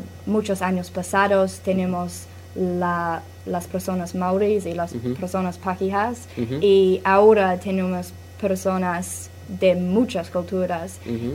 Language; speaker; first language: Spanish; non-native, learner; English